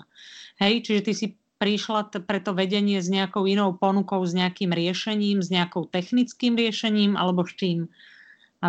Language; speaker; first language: Slovak; native; Slovak